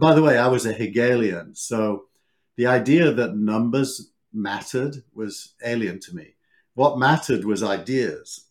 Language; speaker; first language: English; native; English